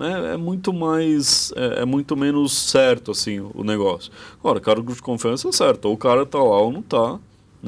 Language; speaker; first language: Portuguese; native; Portuguese